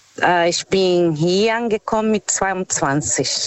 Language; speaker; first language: German; non-native, fluent; Portuguese